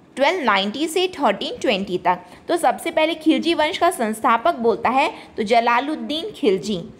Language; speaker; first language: Hindi; native; Hindi